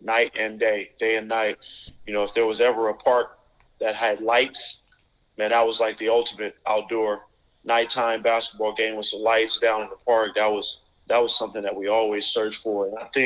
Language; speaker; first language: English; native; English